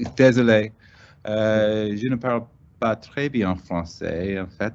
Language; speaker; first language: French; non-native, learner; English